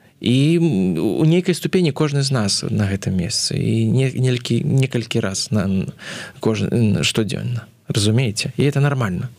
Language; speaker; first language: Belarusian; non-native, local second language; Russian